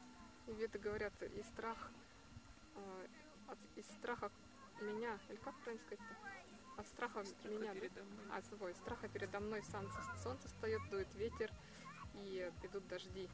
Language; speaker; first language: Russian; native; Russian